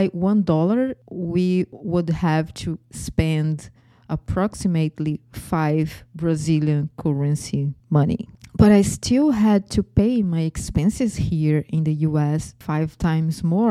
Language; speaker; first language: English; non-native, fluent; Portuguese